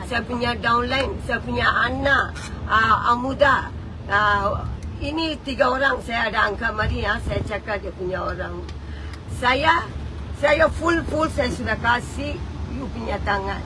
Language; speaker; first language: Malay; non-native, local second language; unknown